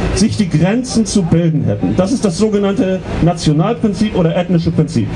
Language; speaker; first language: German; native; German